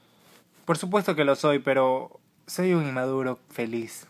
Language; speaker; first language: Spanish; native; Spanish